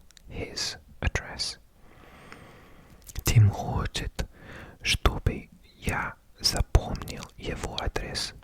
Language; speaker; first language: Russian; non-native, learner; English